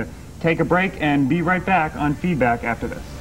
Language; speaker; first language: English; native; English